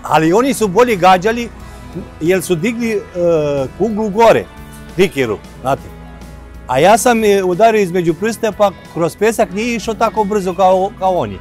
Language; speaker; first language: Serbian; non-native, local second language; Romanian